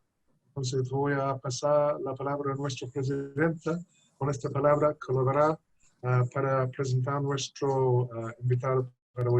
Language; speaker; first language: Spanish; non-native, fluent; English